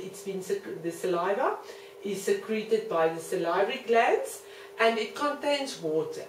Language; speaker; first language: English; non-native, local second language; Afrikaans